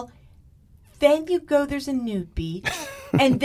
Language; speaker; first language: English; non-native, fluent; Turkish